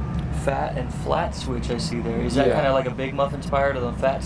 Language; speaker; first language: English; native; English